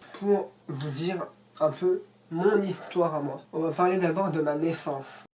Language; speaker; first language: French; early bilingual, other home language; Russian